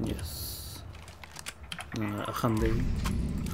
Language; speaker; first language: English; non-native, learner; Russian